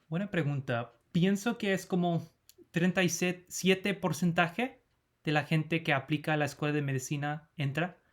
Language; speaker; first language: Spanish; non-native, fluent; English